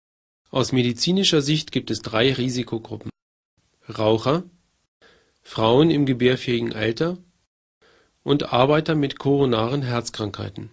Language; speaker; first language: German; native; German